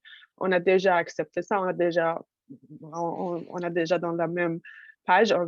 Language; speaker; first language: French; non-native, fluent; Persian